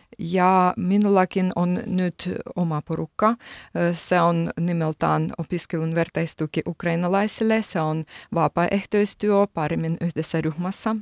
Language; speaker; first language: Finnish; non-native, learner; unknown